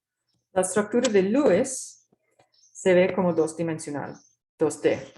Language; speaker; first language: Spanish; non-native, fluent; English